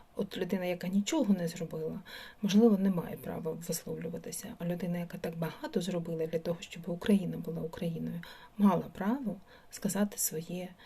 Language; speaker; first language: Ukrainian; non-native, local second language; Russian